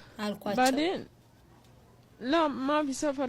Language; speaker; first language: Arabic; non-native, learner; Amharic